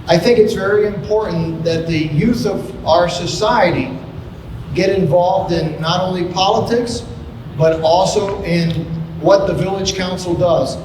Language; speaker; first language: English; non-native, fluent; Spanish